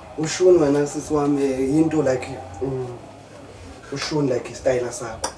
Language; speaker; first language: Zulu; native; Zulu